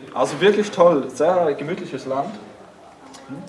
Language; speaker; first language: German; non-native, learner; Danish